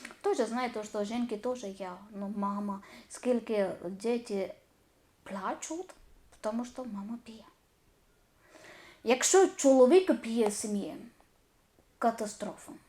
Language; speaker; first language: Ukrainian; non-native, learner; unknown